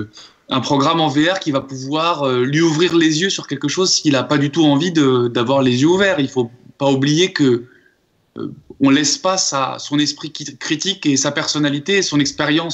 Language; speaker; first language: French; native; French